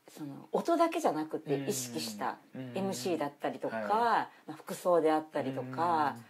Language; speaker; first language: Japanese; native; Japanese